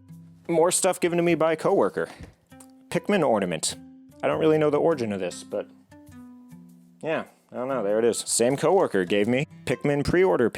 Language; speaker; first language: English; native; English